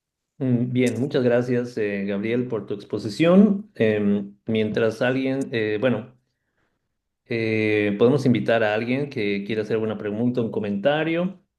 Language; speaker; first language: Spanish; native; Spanish